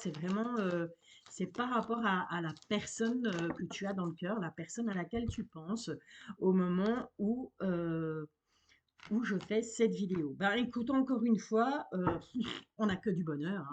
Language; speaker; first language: French; native; French